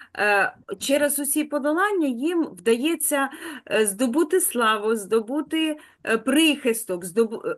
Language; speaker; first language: Ukrainian; native; Ukrainian